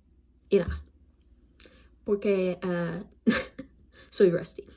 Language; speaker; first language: Spanish; non-native, learner; English